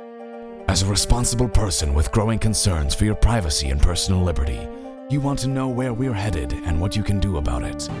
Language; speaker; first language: English; native; English